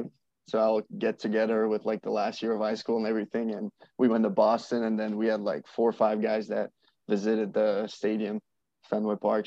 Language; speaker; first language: English; non-native, fluent; French